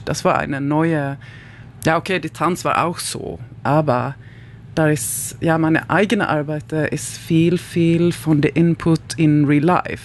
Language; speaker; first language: German; non-native, learner; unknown